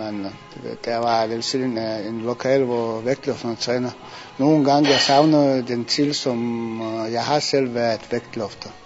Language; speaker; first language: Danish; non-native, learner; Chechen